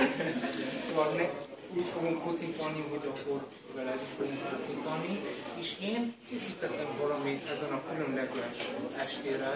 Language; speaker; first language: Hungarian; non-native, learner; German